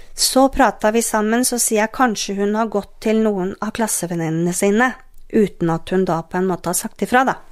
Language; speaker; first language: Norwegian; native; Norwegian